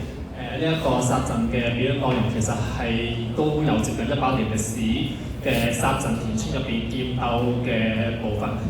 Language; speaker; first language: Cantonese; native; Cantonese